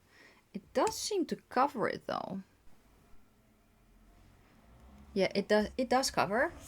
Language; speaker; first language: English; non-native, fluent; Dutch